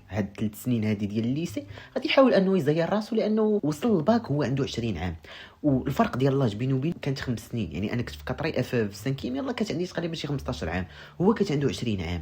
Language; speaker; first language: Arabic; native; Arabic